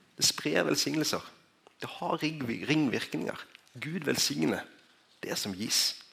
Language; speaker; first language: Norwegian; native; Norwegian